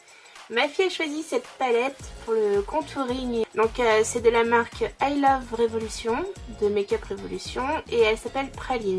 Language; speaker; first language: French; native; French